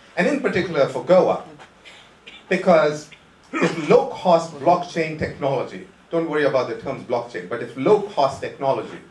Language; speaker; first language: English; non-native, local second language; Konkani